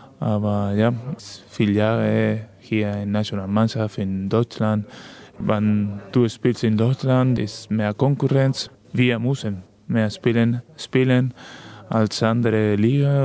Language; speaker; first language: German; non-native, learner; Spanish